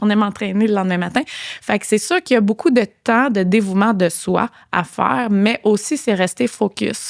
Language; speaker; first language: French; native; French